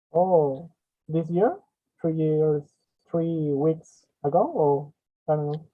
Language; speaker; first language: English; non-native, learner; Spanish